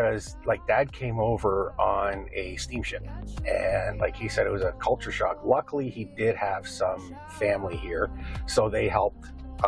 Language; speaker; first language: English; non-native, fluent; Ukrainian